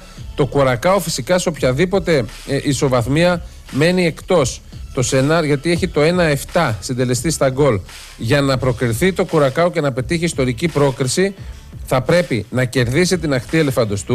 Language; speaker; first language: Greek; native; Greek